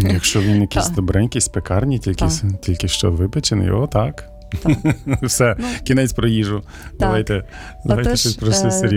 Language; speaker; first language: Ukrainian; native; Ukrainian